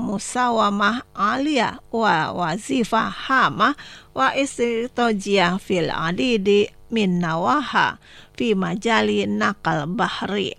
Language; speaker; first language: Arabic; non-native, fluent; Indonesian